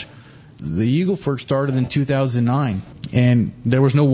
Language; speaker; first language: English; native; English